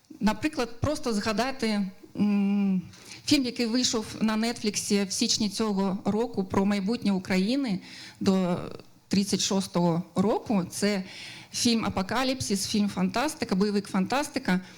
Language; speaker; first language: Ukrainian; native; Ukrainian